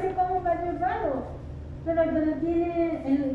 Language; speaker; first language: Spanish; non-native, learner; Haitian Creole